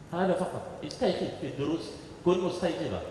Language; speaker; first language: Arabic; non-native, fluent; Indonesian